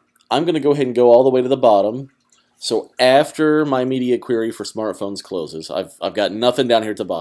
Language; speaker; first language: English; native; English